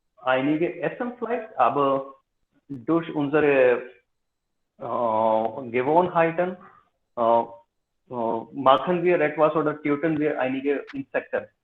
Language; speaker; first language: German; non-native, learner; Hindi